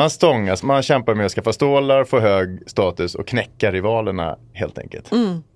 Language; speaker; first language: Swedish; native; Swedish